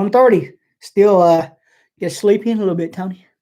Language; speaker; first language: English; native; English